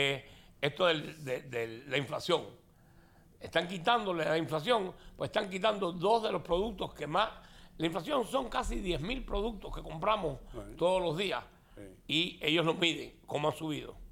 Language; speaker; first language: Spanish; native; Spanish